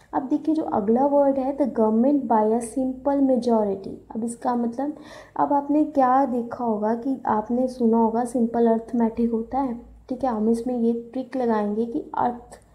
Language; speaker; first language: Hindi; native; Hindi